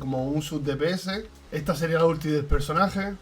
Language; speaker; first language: Spanish; native; Spanish